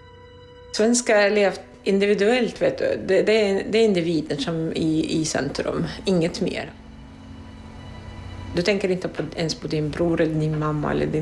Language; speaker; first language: Swedish; non-native, fluent; Arabic